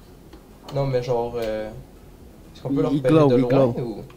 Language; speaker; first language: French; native; French